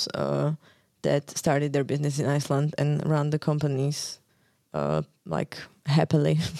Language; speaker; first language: English; non-native, fluent; Slovak